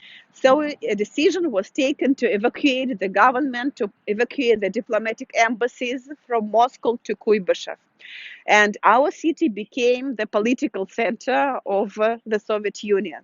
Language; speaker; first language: English; non-native, fluent; Russian